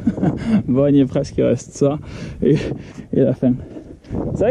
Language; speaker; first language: French; native; French